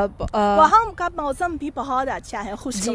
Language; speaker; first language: Hindi; non-native, fluent; Chinese